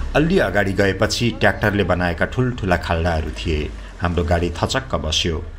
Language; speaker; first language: Nepali; native; Nepali